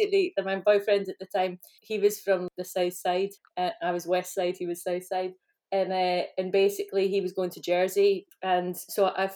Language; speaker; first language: English; native; English